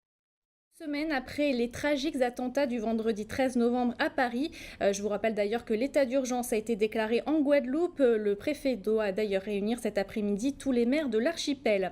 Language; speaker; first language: French; native; French